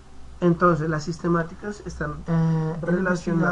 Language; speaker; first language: Spanish; native; Spanish